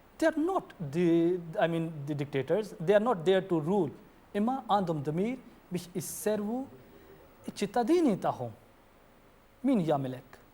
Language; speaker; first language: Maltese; non-native, fluent; Urdu